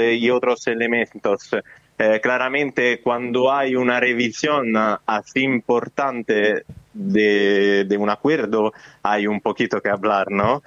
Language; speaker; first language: Spanish; non-native, fluent; Italian